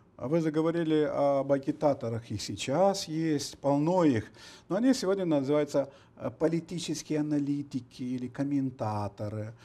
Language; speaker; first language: Russian; non-native, local second language; Romanian